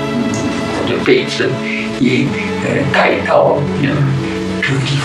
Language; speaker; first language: Chinese; non-native, fluent; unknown